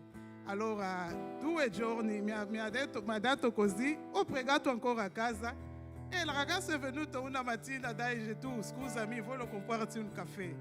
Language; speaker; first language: Italian; non-native, fluent; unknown